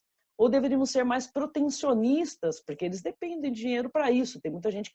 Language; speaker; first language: Portuguese; native; Portuguese